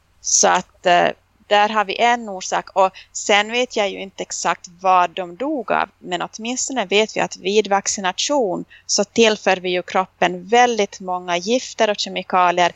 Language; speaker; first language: Swedish; native; Swedish